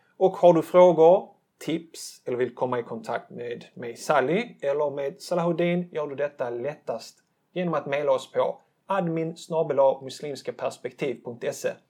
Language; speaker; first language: Swedish; early bilingual, other home language; Turkish